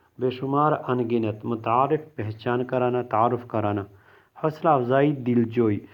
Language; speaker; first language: Urdu; non-native, local second language; Pashto